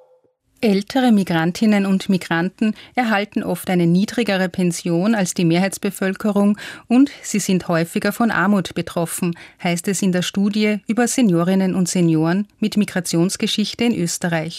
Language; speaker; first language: German; native; German